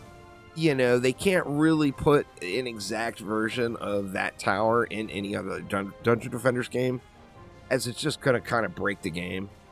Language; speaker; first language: English; native; English